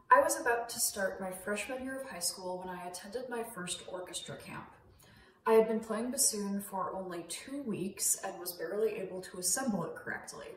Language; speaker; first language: English; native; English